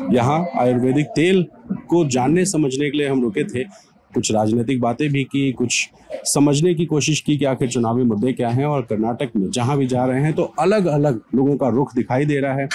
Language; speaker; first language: Hindi; native; Hindi